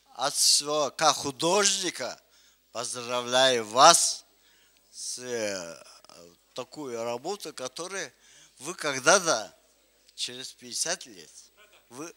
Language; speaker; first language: Russian; non-native, local second language; Azerbaijani